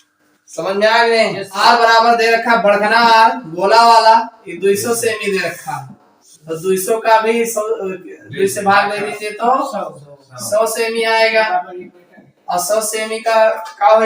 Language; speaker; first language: Hindi; native; Hindi